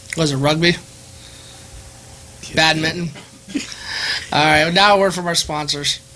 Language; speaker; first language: English; native; English